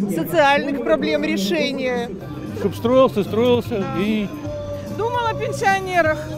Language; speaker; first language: Russian; native; Russian